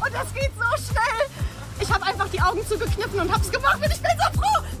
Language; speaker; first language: German; native; German